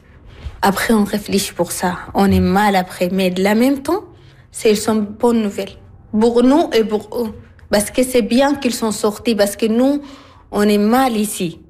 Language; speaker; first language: French; non-native, learner; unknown